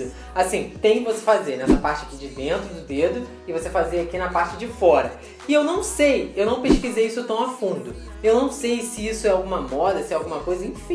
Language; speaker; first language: Portuguese; native; Portuguese